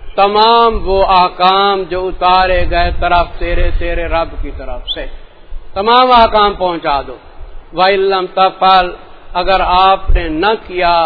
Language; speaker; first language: Urdu; non-native, local second language; Saraiki